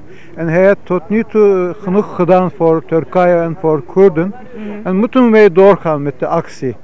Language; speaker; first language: Dutch; non-native, fluent; Turkish